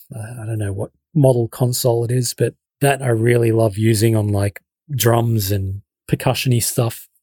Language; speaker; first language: English; native; English